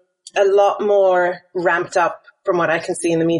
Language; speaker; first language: English; native; English